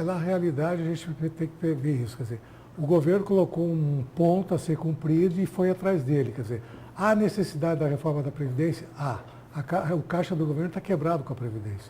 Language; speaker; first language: Portuguese; native; Portuguese